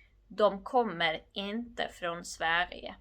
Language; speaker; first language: Swedish; non-native, fluent; Georgian